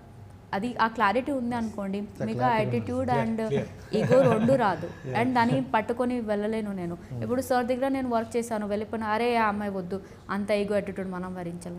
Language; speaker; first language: Telugu; non-native, learner; Odia